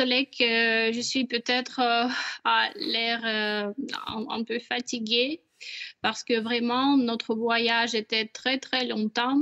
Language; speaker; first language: French; non-native, fluent; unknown